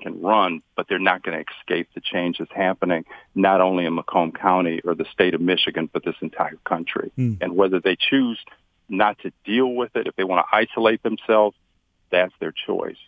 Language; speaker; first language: English; native; English